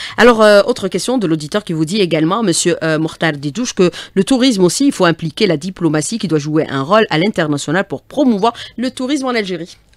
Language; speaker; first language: French; non-native, local second language; Arabic